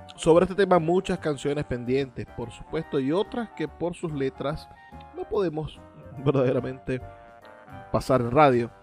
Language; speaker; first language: Spanish; native; Spanish